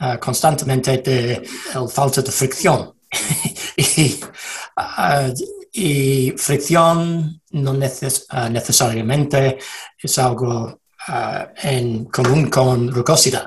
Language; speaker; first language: Spanish; non-native, learner; English